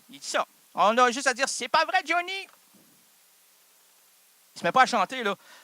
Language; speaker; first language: French; native; French